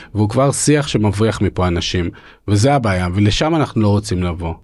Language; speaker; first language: Hebrew; early bilingual, other home language; Russian